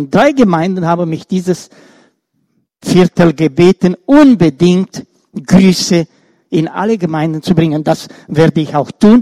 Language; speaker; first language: German; non-native, fluent; Romanian